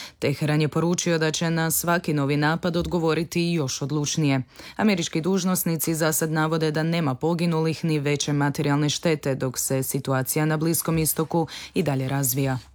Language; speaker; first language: Croatian; native; Croatian